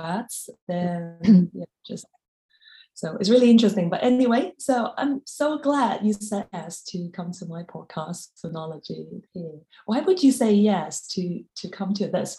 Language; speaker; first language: English; non-native, local second language; Cantonese